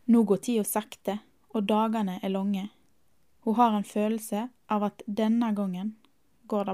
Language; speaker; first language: Norwegian; native; Norwegian